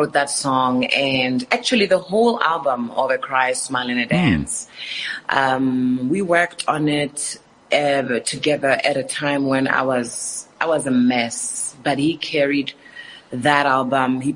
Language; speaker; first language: English; non-native, local second language; Northern Sotho